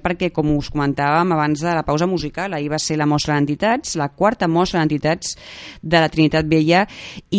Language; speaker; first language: Catalan; native; Catalan